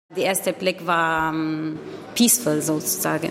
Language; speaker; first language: German; non-native, learner; Arabic